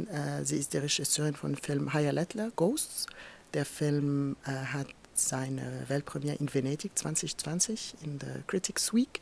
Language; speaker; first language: German; non-native, fluent; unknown